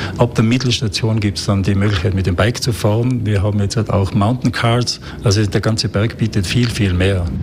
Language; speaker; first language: German; native; German